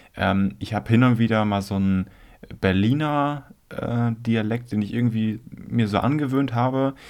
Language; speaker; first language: German; native; German